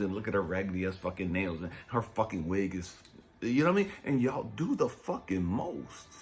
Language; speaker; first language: English; native; English